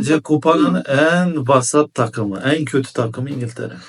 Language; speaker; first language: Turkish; native; Turkish